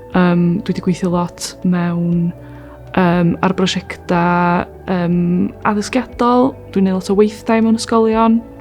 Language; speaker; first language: Welsh; native; Welsh